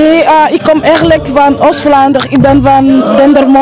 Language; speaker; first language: Dutch; early bilingual, other home language; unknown